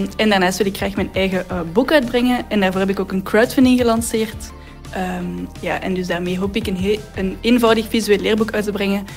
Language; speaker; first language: Dutch; native; Dutch